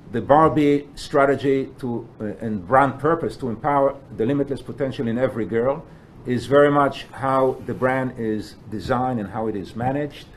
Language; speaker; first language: English; non-native, fluent; Hebrew